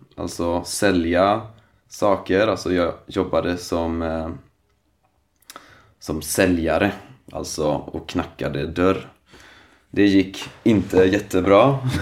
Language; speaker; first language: Swedish; native; Swedish